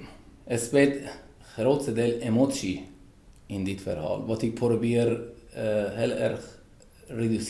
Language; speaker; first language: Dutch; non-native, fluent; Persian